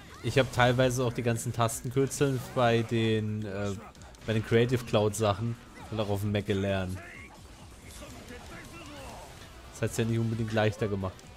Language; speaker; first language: German; native; German